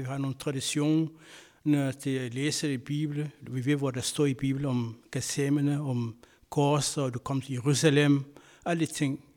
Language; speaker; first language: Danish; non-native, fluent; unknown